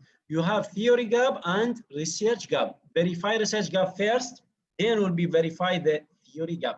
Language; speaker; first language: English; non-native, fluent; Arabic